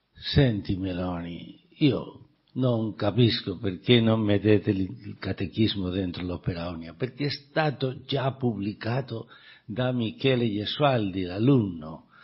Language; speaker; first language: Italian; non-native, fluent; Spanish